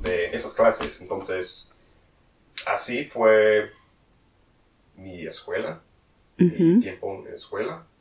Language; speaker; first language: Spanish; non-native, learner; English